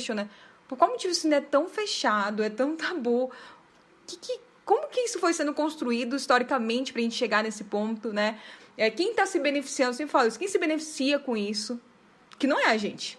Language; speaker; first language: Portuguese; native; Portuguese